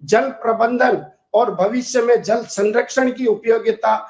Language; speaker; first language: Hindi; native; Hindi